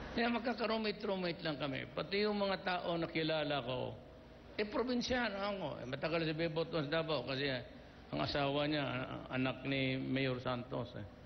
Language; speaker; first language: Filipino; non-native, local second language; Cebuano